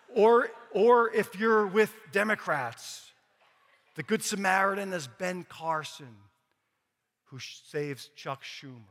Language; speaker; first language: English; native; English